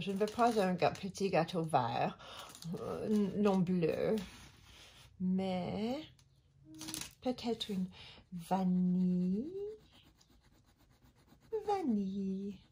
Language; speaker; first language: French; non-native, learner; English